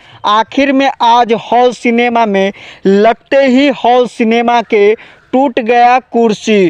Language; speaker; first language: Hindi; non-native, local second language; Bhojpuri